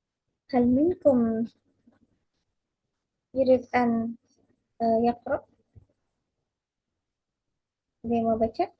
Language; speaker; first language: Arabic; non-native, fluent; Indonesian